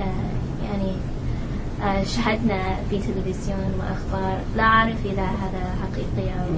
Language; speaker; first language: Arabic; non-native, learner; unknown